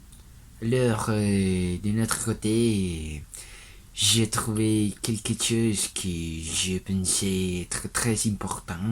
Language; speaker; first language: French; non-native, learner; Spanish